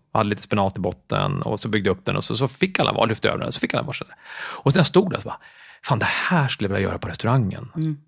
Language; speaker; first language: Swedish; native; Swedish